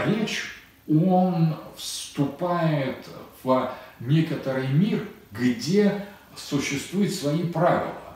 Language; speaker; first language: Russian; native; Russian